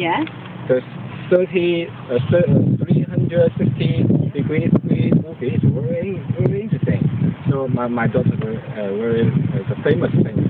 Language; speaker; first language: English; non-native, learner; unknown